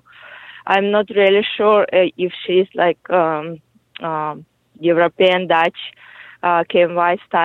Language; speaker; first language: English; non-native, fluent; Russian